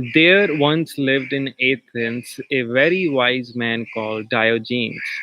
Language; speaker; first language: English; non-native, local second language; Punjabi